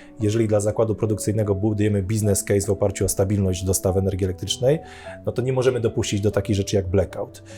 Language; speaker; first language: Polish; native; Polish